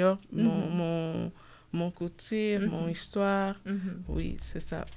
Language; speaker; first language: French; non-native, learner; Portuguese